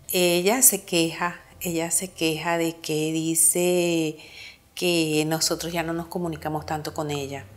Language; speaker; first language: Spanish; native; Spanish